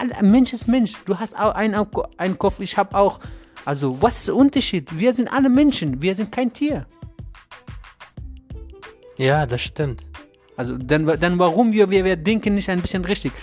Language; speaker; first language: German; non-native, learner; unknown